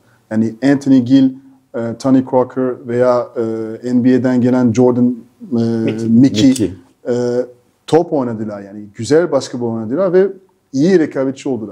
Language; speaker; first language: Turkish; non-native, fluent; French